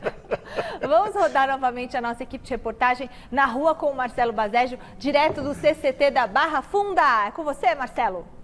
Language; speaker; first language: Portuguese; native; Portuguese